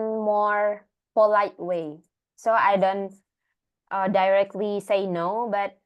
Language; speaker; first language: English; non-native, learner; Indonesian